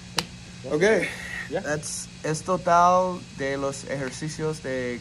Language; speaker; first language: Spanish; non-native, learner; English